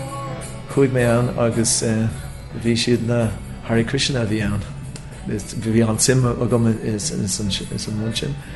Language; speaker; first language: Irish; non-native, local second language; English